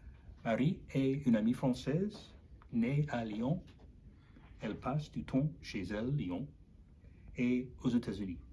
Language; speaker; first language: French; non-native, learner; English